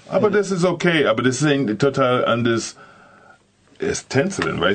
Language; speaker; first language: German; non-native, learner; English